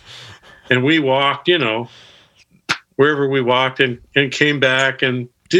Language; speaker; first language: English; native; English